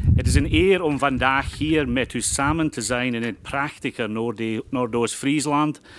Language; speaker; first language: Dutch; non-native, fluent; English